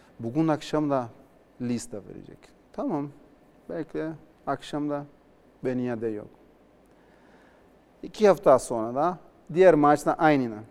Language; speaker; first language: Turkish; non-native, learner; Portuguese